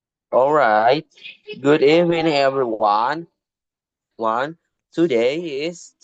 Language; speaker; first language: English; non-native, learner; Indonesian